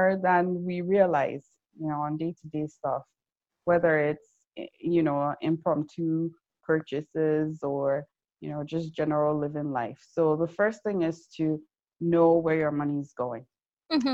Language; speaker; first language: English; non-native, local second language; Yoruba